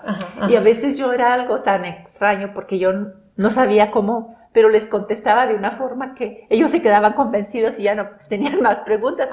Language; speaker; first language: Spanish; non-native, local second language; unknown